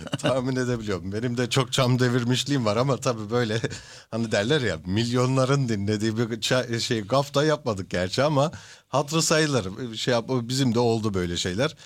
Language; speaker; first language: Turkish; early bilingual, heritage; Turkish